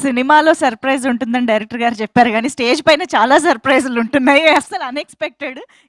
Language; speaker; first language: Telugu; native; Telugu